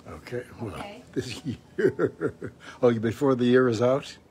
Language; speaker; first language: English; native; English